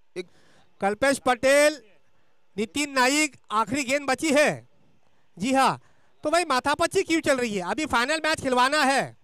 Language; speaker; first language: Hindi; non-native, local second language; Marathi